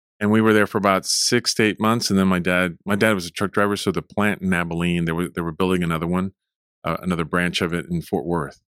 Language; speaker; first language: English; early bilingual, other home language; Spanish